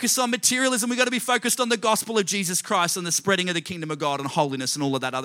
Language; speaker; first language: English; native; English